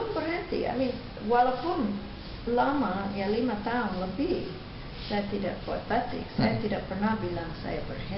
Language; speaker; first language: Indonesian; non-native, fluent; English